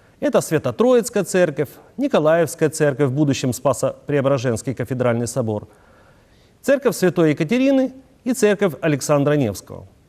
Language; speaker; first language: Russian; native; Russian